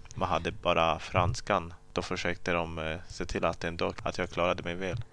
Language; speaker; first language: Swedish; early bilingual, other home language; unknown